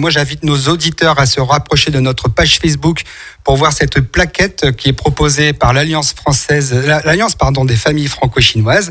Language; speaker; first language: French; native; French